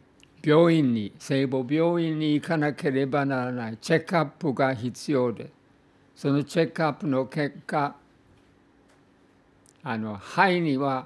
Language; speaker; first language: Japanese; non-native, fluent; English